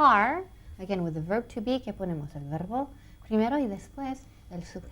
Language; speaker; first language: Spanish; non-native, fluent; English